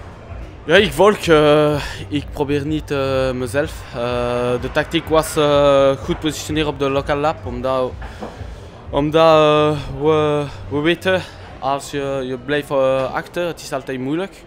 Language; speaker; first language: Dutch; non-native, local second language; French